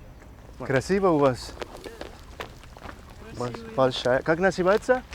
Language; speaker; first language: Russian; non-native, learner; Spanish